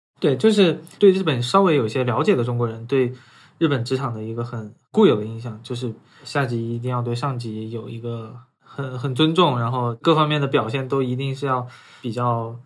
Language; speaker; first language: Chinese; native; Chinese